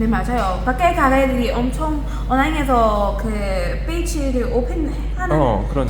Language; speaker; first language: Korean; non-native, learner; Burmese